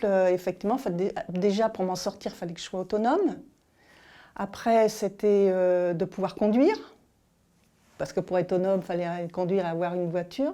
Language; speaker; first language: French; native; French